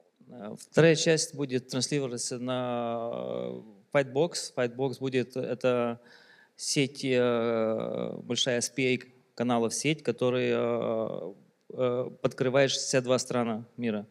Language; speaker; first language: Russian; non-native, local second language; Lithuanian